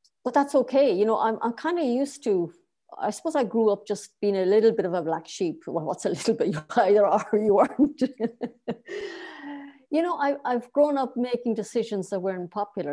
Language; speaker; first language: English; native; English